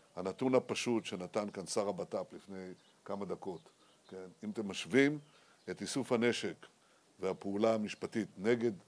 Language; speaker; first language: Hebrew; native; Hebrew